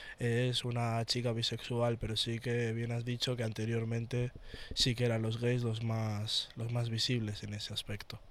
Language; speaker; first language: Spanish; native; Spanish